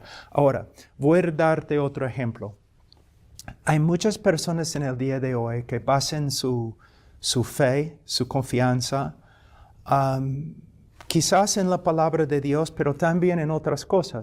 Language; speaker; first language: Spanish; non-native, fluent; English